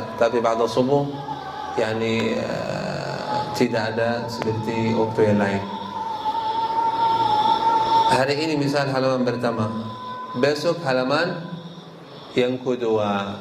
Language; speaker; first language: Indonesian; non-native, learner; Arabic